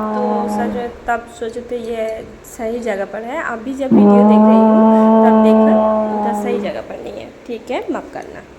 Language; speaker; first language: Hindi; non-native, local second language; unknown